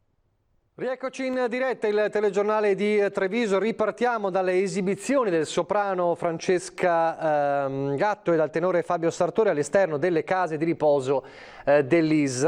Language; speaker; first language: Italian; native; Italian